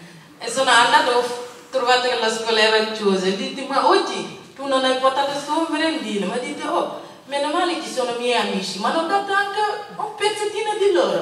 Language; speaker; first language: Italian; non-native, learner; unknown